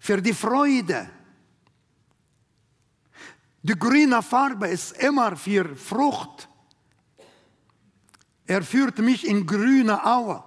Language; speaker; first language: German; non-native, learner; Arabic